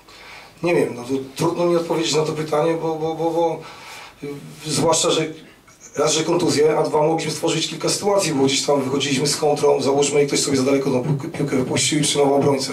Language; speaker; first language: Polish; native; Polish